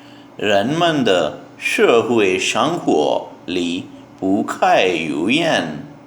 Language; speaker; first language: Chinese; non-native, learner; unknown